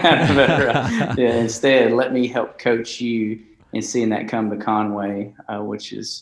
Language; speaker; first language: English; native; English